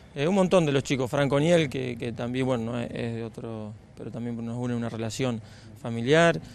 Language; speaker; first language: Spanish; native; Spanish